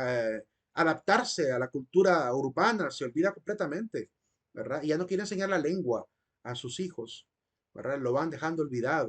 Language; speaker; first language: Spanish; native; Spanish